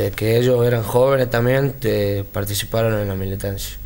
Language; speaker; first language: Spanish; native; Spanish